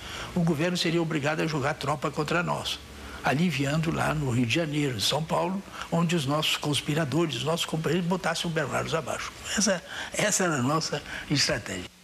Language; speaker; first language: Portuguese; native; Portuguese